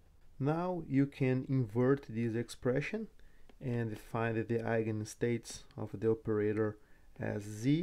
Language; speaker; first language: English; non-native, fluent; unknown